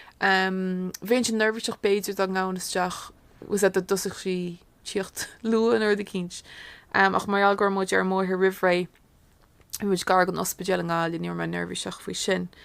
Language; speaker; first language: Irish; non-native, local second language; English